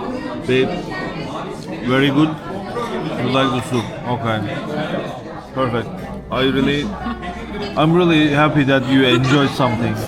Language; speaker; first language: English; non-native, learner; Turkish